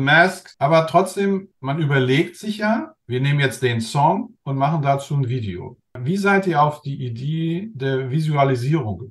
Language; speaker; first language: German; native; German